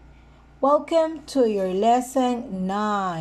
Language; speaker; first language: English; non-native, fluent; Spanish